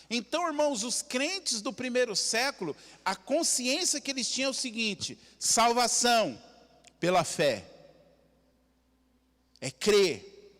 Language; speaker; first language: Portuguese; native; Portuguese